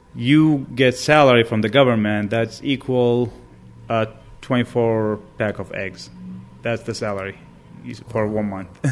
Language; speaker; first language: English; non-native, fluent; Arabic